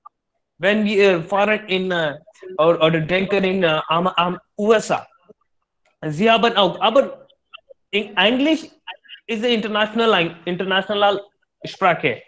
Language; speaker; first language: German; non-native, learner; Hindi